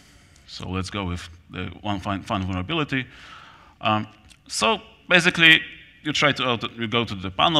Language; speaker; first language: English; non-native, fluent; Polish